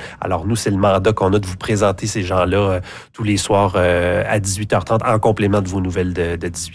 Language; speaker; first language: French; native; French